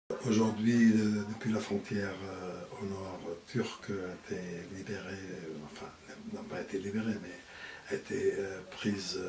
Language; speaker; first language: French; non-native, fluent; Arabic